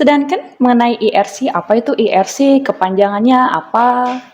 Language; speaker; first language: Indonesian; native; Indonesian